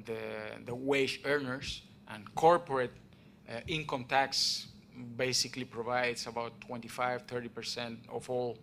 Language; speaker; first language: English; non-native, fluent; Spanish